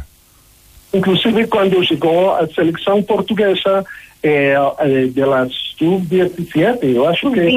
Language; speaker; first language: Portuguese; non-native, learner; Spanish